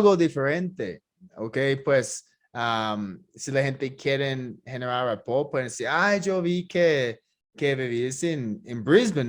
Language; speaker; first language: Spanish; non-native, fluent; English